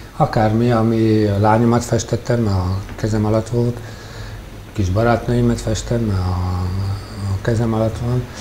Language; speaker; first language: Hungarian; early bilingual, heritage; Hungarian